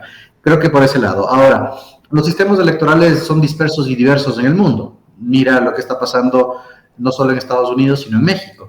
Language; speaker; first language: Spanish; native; Spanish